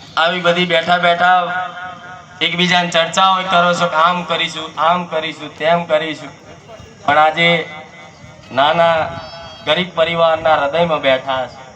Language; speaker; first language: Gujarati; native; Gujarati